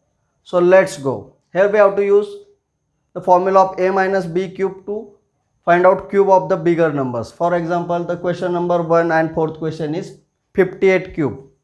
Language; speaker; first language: English; non-native, local second language; Marathi